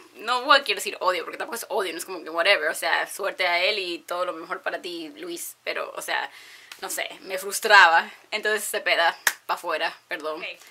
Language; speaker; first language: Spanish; early bilingual, heritage; Spanish